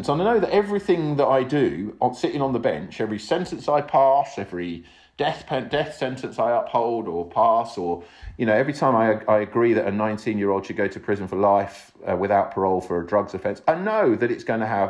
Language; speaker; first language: English; native; English